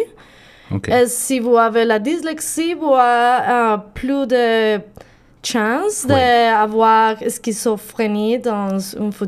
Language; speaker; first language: French; non-native, learner; Spanish